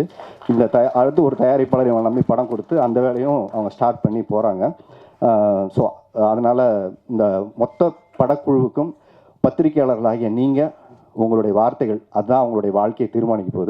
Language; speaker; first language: Tamil; native; Tamil